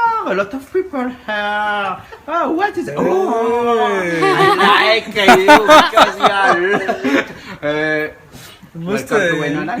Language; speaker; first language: English; non-native, learner; French